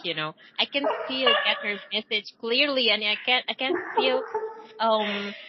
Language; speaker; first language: English; non-native, learner; Indonesian